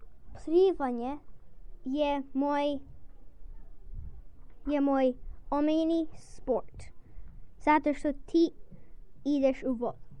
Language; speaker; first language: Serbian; early bilingual, heritage; Serbian